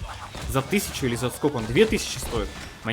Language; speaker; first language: Russian; native; Russian